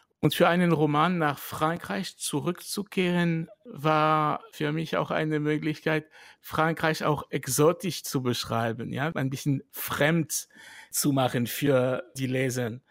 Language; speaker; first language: German; non-native, fluent; French